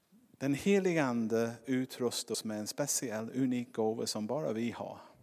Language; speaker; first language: Swedish; non-native, fluent; English